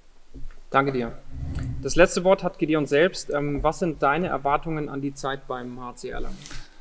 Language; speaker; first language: German; native; German